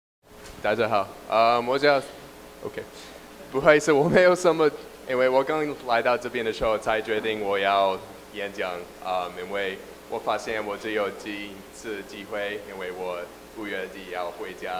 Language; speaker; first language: Chinese; non-native, learner; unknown